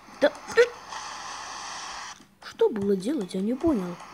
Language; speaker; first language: Russian; non-native, fluent; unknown